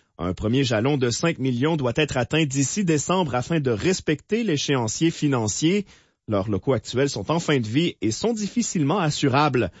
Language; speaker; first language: French; native; French